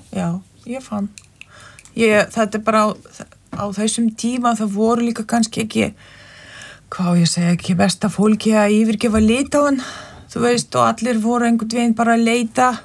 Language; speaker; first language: Icelandic; non-native, fluent; Lithuanian